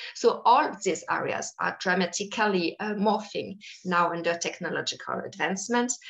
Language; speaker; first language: English; non-native, fluent; French